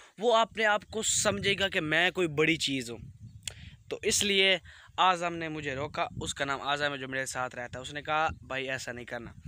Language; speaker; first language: Urdu; non-native, local second language; Punjabi